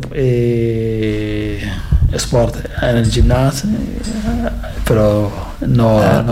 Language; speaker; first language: Catalan; non-native, fluent; Fula